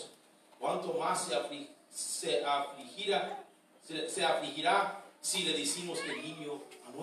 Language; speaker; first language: Spanish; early bilingual, heritage; Spanish